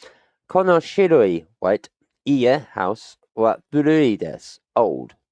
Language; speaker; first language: Japanese; non-native, learner; English